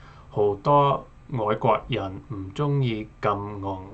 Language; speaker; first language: Cantonese; non-native, learner; English